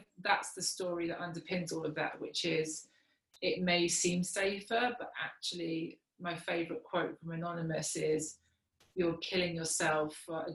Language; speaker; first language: English; native; English